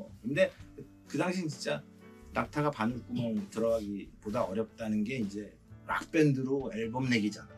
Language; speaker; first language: Korean; native; Korean